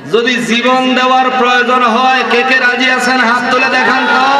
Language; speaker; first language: Bangla; native; Bangla